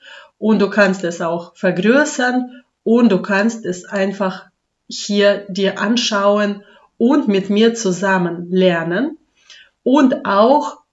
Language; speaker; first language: German; non-native, fluent; Russian